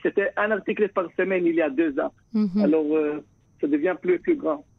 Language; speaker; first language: French; non-native, fluent; Hebrew